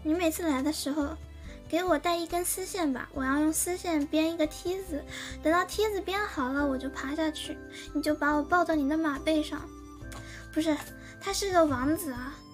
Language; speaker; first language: Chinese; early bilingual, heritage; Chinese